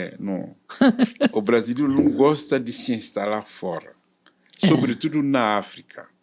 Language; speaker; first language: Portuguese; non-native, fluent; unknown